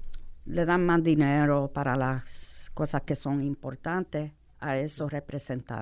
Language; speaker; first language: Spanish; non-native, fluent; English